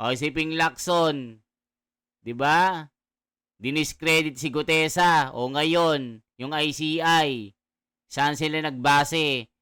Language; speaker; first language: Filipino; native; Filipino